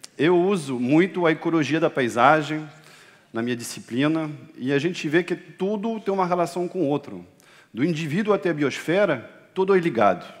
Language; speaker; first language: Portuguese; non-native, fluent; French